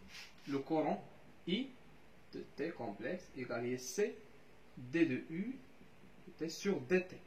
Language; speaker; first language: French; non-native, local second language; Arabic